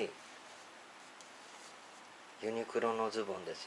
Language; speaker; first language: Japanese; native; Japanese